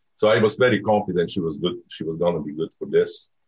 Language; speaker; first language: English; non-native, fluent; Bulgarian